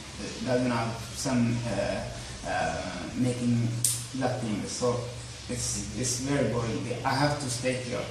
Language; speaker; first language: English; non-native, learner; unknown